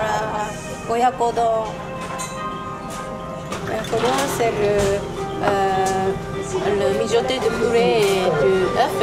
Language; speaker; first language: French; non-native, learner; Japanese